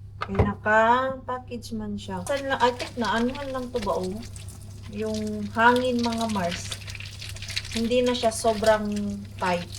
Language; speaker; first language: Filipino; non-native, local second language; Cebuano